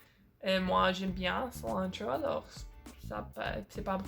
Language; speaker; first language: French; non-native, fluent; English